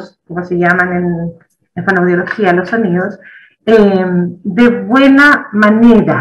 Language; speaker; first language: Spanish; native; Spanish